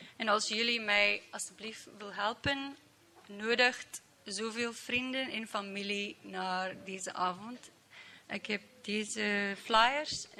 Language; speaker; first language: Dutch; non-native, learner; English